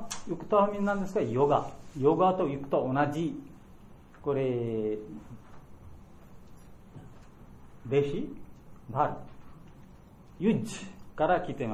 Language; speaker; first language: Japanese; non-native, learner; Bangla